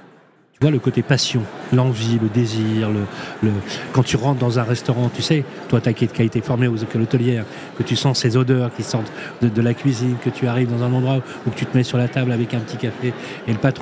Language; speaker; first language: French; native; French